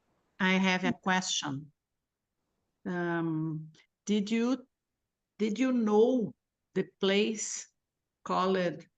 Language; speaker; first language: English; non-native, learner; Portuguese